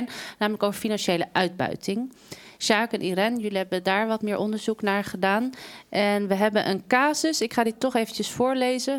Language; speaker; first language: Dutch; native; Dutch